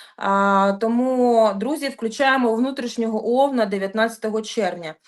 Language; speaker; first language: Ukrainian; non-native, local second language; Russian